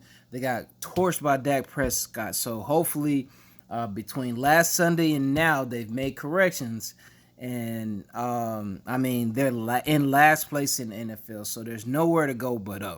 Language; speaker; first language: English; native; English